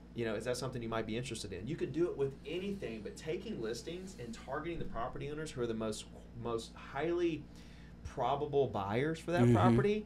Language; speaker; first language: English; native; English